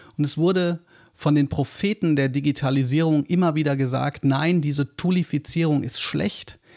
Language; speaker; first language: German; native; German